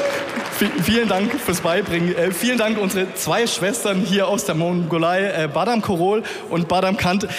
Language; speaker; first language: German; native; German